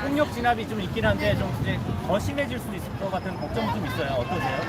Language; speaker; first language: Korean; native; Korean